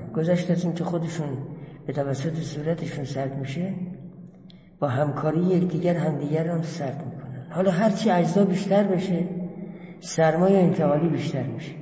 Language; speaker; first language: Persian; native; Persian